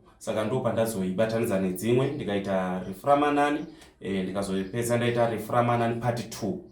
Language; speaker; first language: Shona; non-native, local second language; Tsonga